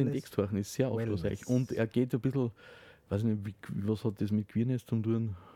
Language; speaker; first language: German; native; German